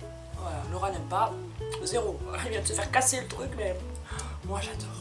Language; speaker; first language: French; native; French